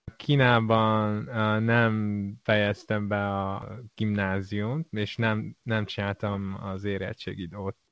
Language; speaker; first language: Hungarian; non-native, learner; Chinese